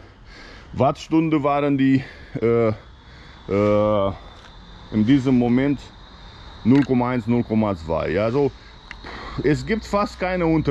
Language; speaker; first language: German; non-native, fluent; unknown